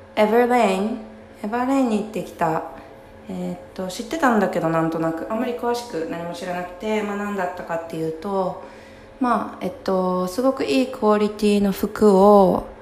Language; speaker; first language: Japanese; native; Japanese